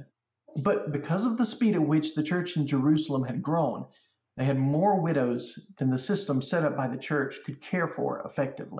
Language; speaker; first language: English; native; English